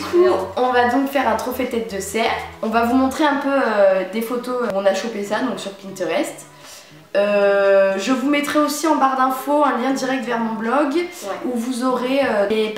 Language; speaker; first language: French; native; French